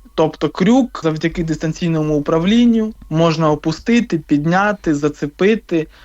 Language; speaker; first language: Ukrainian; native; Ukrainian